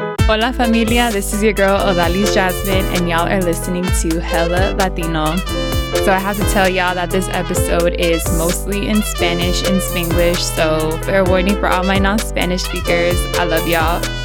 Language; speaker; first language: English; early bilingual, other home language; Spanish